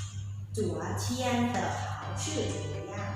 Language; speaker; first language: Chinese; non-native, learner; Lao